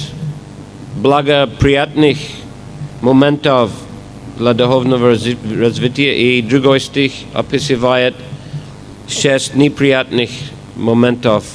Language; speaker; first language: Russian; non-native, fluent; English